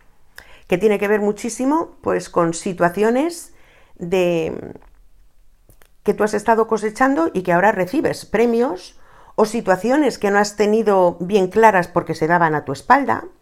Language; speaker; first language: Spanish; native; Spanish